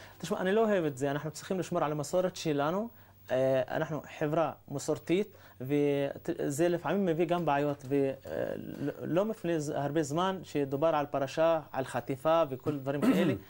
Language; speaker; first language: Hebrew; non-native, local second language; Arabic